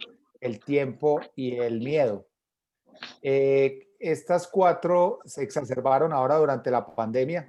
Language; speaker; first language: Spanish; native; Spanish